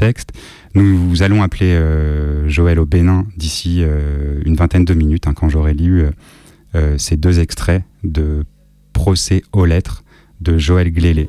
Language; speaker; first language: French; native; French